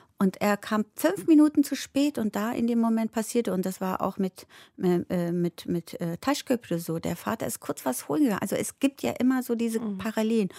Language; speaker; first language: German; early bilingual, other home language; Turkish